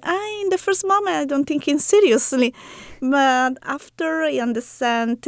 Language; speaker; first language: English; non-native, learner; Italian